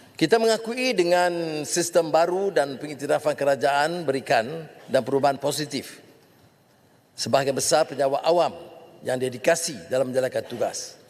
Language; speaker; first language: Malay; native; Malay